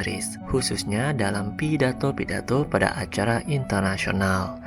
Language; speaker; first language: Indonesian; native; Indonesian